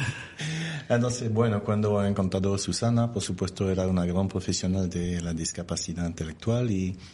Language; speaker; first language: Spanish; non-native, fluent; French